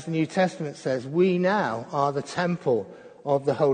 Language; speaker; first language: English; native; English